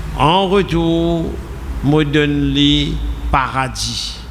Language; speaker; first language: French; non-native, local second language; Morisyen